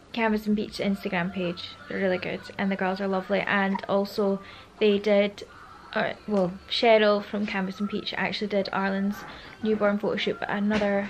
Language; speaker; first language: English; native; English